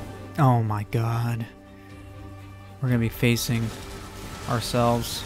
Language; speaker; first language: English; native; English